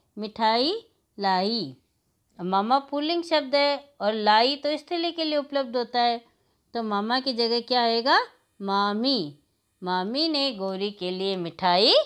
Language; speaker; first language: Hindi; native; Hindi